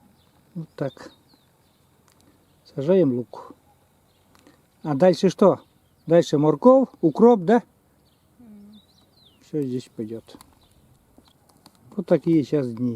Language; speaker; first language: Russian; native; Russian